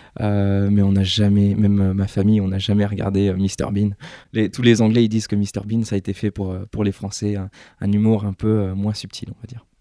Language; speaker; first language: French; early bilingual, other home language; English